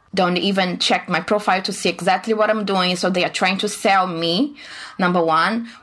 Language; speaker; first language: English; non-native, fluent; Portuguese